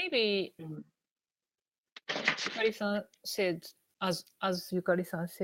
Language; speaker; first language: English; non-native, learner; Japanese